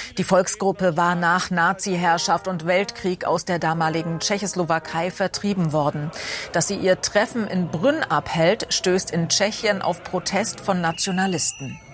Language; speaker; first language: German; native; German